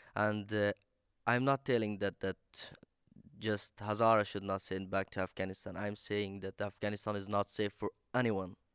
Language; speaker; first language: English; non-native, learner; Persian